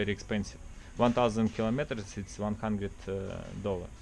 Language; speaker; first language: English; non-native, learner; Russian